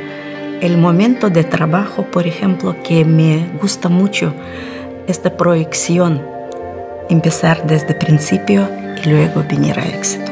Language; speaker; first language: Spanish; non-native, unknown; Russian